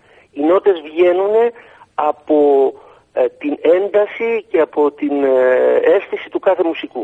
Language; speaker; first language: Greek; native; Greek